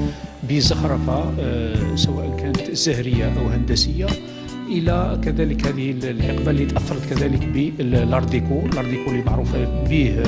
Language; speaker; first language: Arabic; native; Arabic